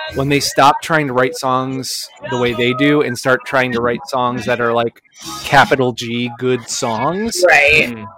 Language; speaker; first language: English; native; English